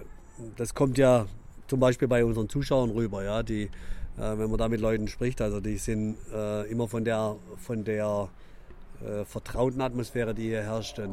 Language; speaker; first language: German; native; German